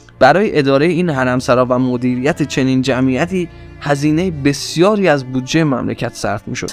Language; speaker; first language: Persian; non-native, local second language; Azerbaijani